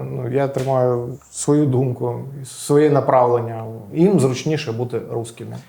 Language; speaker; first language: Ukrainian; non-native, local second language; Russian